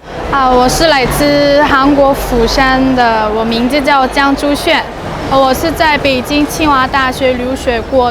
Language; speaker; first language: Chinese; non-native, fluent; Korean